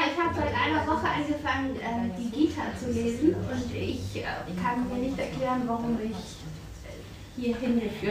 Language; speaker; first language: German; early bilingual, other home language; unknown